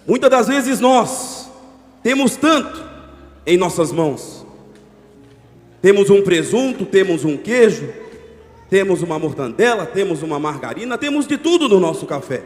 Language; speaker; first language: Portuguese; native; Portuguese